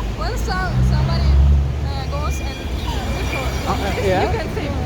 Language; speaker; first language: English; non-native, learner; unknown